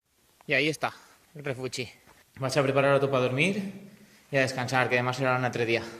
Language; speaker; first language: Catalan; native; Catalan